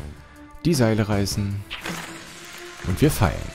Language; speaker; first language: German; native; German